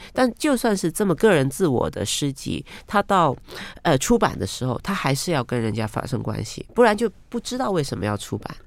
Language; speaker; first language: Chinese; non-native, local second language; Cantonese